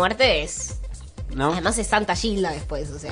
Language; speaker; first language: Spanish; native; Spanish